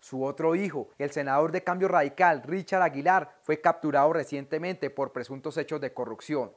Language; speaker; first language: Spanish; native; Spanish